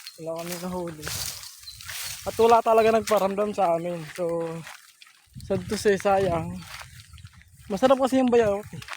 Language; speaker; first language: Filipino; non-native, local second language; Masbatenyo